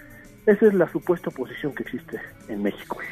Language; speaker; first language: Spanish; native; Spanish